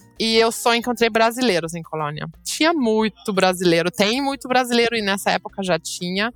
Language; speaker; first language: Portuguese; non-native, fluent; German